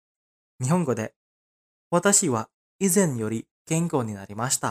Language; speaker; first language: Japanese; non-native, fluent; Indonesian